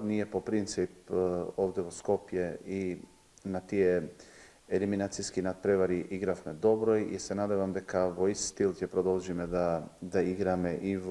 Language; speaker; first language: Macedonian; non-native, local second language; Albanian